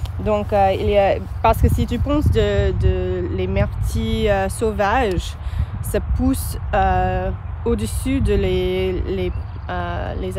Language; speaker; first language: French; non-native, learner; English